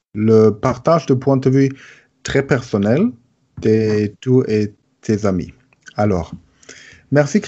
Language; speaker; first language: French; non-native, learner; German